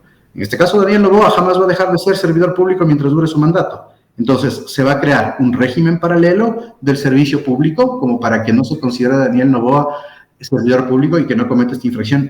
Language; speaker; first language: Spanish; native; Spanish